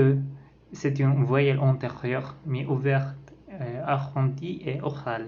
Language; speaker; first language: French; non-native, learner; Spanish